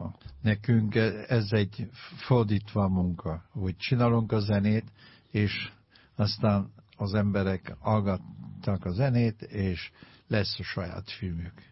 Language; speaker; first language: Hungarian; non-native, learner; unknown